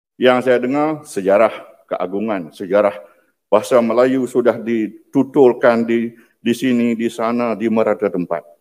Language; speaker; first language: Malay; non-native, local second language; Iban